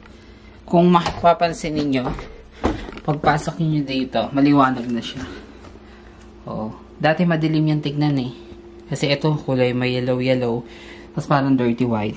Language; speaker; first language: Filipino; native; Filipino